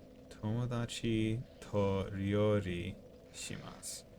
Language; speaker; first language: Japanese; non-native, learner; English